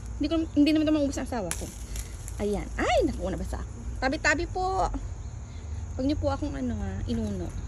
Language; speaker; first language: Filipino; native; Filipino